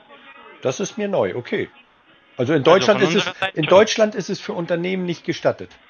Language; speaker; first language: German; native; German